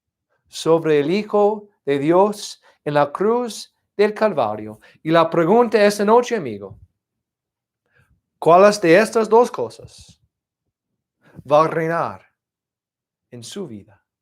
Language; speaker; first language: Spanish; non-native, fluent; English